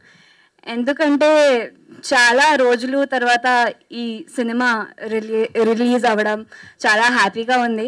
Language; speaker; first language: Telugu; non-native, fluent; Hindi